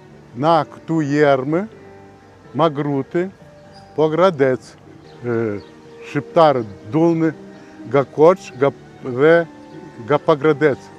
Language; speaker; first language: Albanian; early bilingual, heritage; Albanian